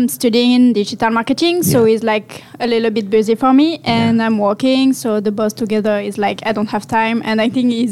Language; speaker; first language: English; non-native, learner; French